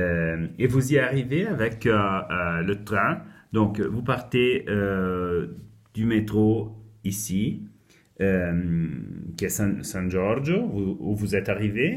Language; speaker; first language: French; non-native, fluent; Italian